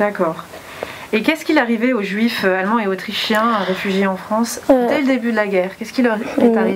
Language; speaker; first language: French; native; French